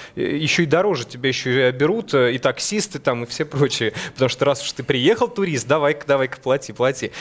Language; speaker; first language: Russian; native; Russian